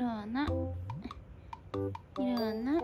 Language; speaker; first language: Korean; native; Korean